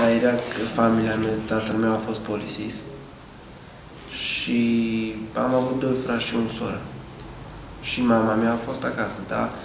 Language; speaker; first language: Romanian; non-native, learner; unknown